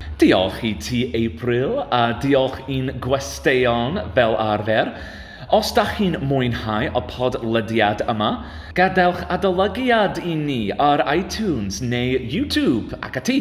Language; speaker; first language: Welsh; non-native, learner; English